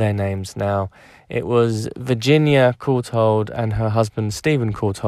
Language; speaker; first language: English; native; English